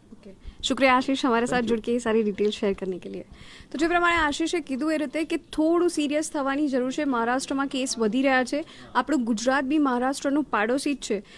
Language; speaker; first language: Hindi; non-native, local second language; Gujarati